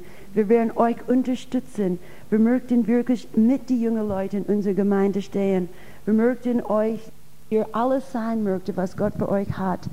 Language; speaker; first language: German; non-native, fluent; English